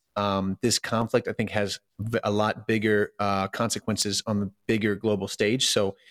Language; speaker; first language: English; early bilingual, other home language; Russian